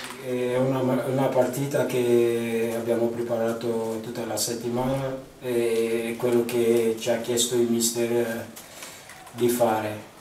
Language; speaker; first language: Italian; non-native, fluent; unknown